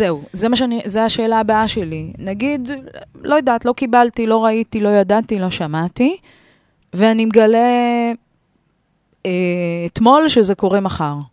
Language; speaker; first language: Hebrew; native; Hebrew